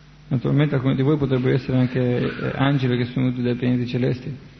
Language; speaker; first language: Italian; native; Italian